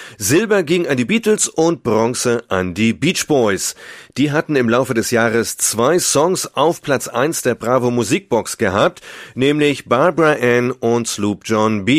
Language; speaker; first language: German; native; German